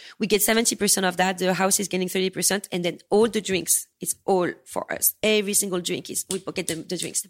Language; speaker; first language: English; non-native, fluent; French